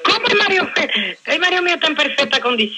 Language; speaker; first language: Spanish; native; Spanish